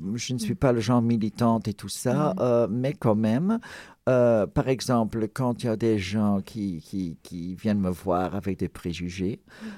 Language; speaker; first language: French; non-native, fluent; Dutch